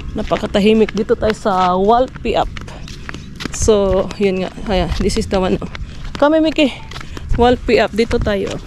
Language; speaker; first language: Filipino; non-native, local second language; Cebuano